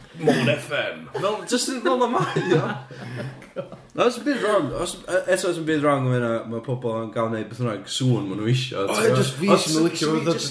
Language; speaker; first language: Welsh; native; Welsh